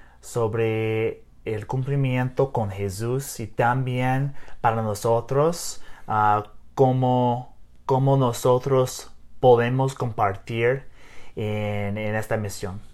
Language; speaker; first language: Spanish; non-native, learner; English